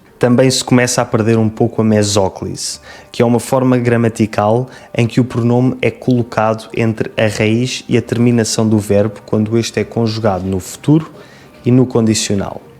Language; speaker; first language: Portuguese; native; Portuguese